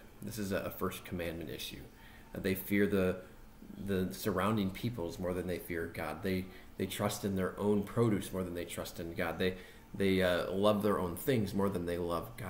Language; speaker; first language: English; native; English